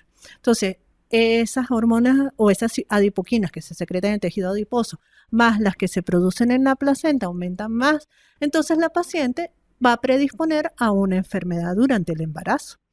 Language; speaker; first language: Spanish; native; Spanish